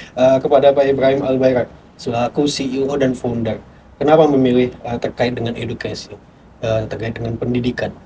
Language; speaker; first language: Indonesian; native; Indonesian